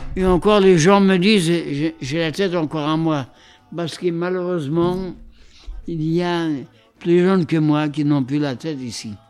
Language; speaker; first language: French; early bilingual, other home language; Polish